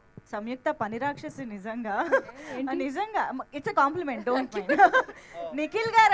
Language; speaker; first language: Telugu; native; Telugu